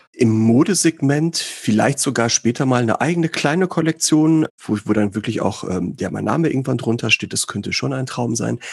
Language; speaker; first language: German; early bilingual, other home language; Greek